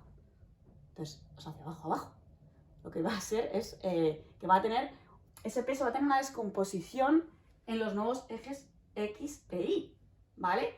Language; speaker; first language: Spanish; native; Spanish